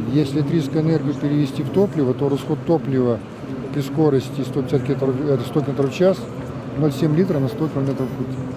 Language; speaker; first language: Russian; native; Russian